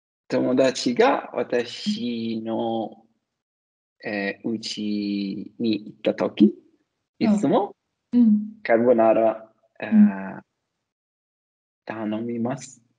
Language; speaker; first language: Japanese; non-native, learner; Italian